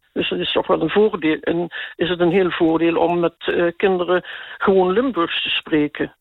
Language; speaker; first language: Dutch; native; Dutch